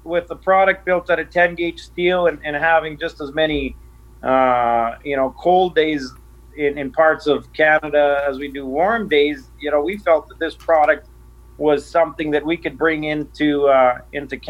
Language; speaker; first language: English; native; English